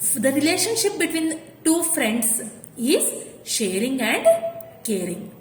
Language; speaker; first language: English; non-native, local second language; Kannada